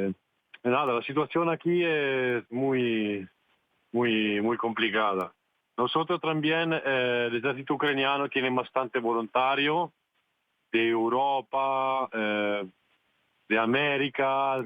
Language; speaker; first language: Spanish; non-native, fluent; Italian